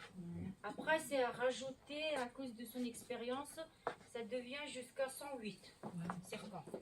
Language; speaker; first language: French; non-native, learner; Mongolian